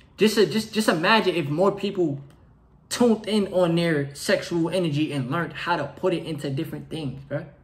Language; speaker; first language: English; native; English